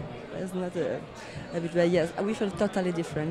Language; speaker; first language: English; non-native, fluent; French